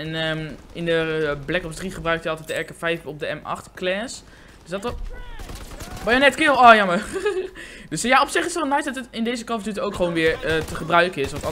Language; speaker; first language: Dutch; native; Dutch